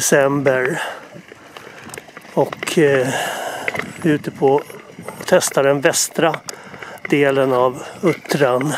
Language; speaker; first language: Swedish; native; Swedish